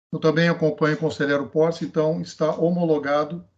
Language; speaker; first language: Portuguese; native; Portuguese